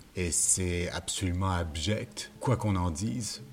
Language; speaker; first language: French; native; French